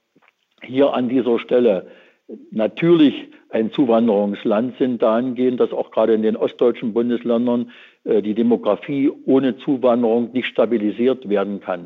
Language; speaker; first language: German; native; German